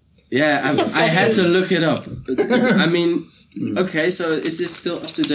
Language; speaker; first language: English; non-native, fluent; Dutch